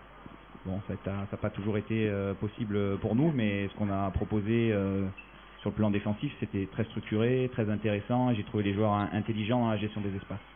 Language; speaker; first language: French; native; French